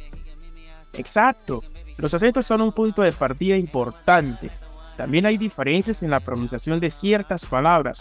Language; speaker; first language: Spanish; native; Spanish